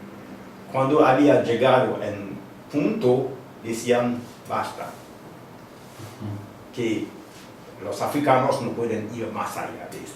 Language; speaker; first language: Spanish; non-native, fluent; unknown